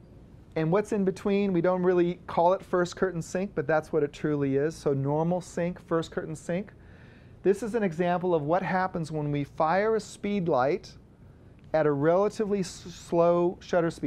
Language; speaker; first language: English; native; English